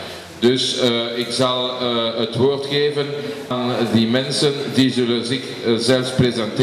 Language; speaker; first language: Dutch; non-native, local second language; French